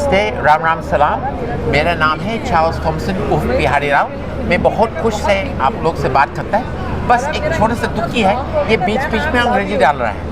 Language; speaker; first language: Hindi; non-native, learner; English